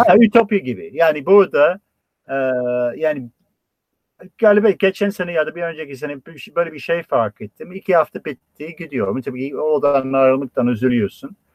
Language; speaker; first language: Turkish; non-native, fluent; English